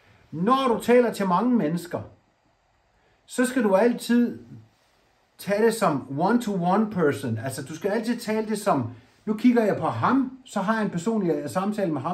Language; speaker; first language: Danish; native; Danish